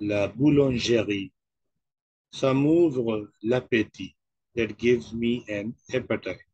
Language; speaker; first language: French; non-native, fluent; Urdu